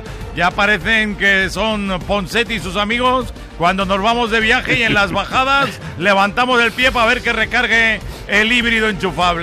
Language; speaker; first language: Spanish; native; Spanish